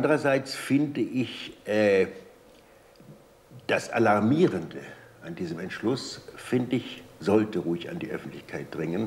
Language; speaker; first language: German; native; German